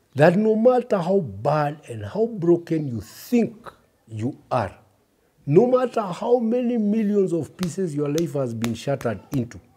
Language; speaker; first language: English; early bilingual, other home language; Kikuyu